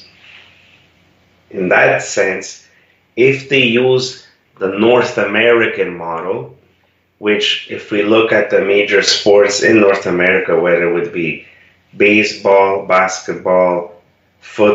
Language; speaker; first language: English; non-native, fluent; Italian